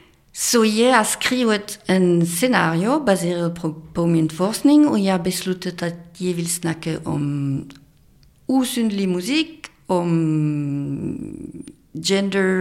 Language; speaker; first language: Danish; non-native, fluent; French